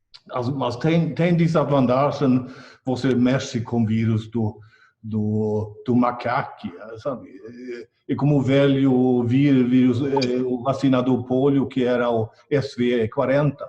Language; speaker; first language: Portuguese; non-native, fluent; Swedish